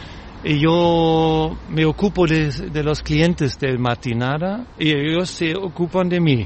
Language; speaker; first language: Spanish; non-native, learner; German